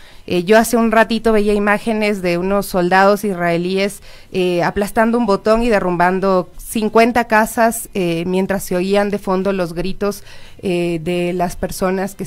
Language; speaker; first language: Spanish; native; Spanish